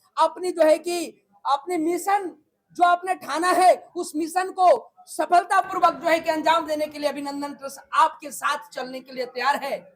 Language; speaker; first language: Hindi; native; Hindi